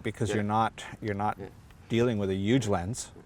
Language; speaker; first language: English; native; English